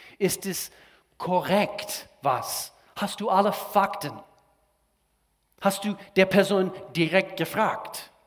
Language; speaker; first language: German; non-native, fluent; English